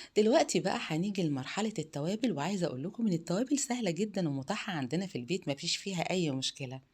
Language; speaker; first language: Arabic; native; Arabic